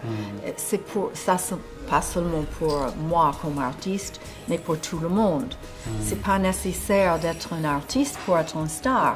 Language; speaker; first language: French; non-native, fluent; English